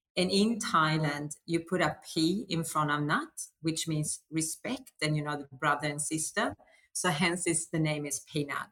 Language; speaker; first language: English; non-native, fluent; Swedish